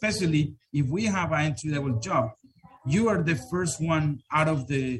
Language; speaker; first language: English; non-native, fluent; Spanish